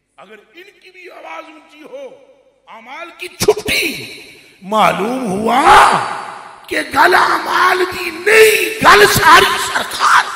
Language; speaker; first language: Urdu; non-native, local second language; Punjabi